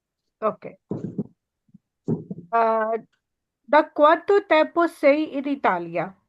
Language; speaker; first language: Italian; non-native, learner; Urdu